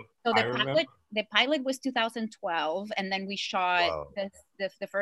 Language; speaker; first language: English; non-native, fluent; Spanish